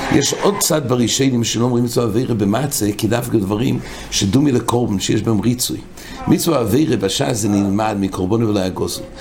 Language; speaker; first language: Hebrew; non-native, fluent; English